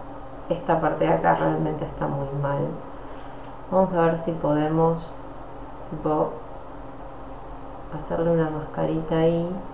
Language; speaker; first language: Spanish; native; Spanish